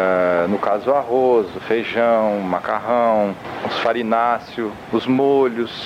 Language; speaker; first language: Portuguese; native; Portuguese